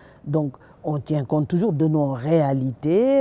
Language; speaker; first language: French; non-native, local second language; Wolof